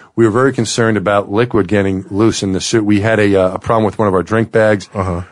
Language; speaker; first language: English; native; English